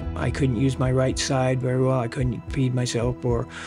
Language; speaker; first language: English; native; English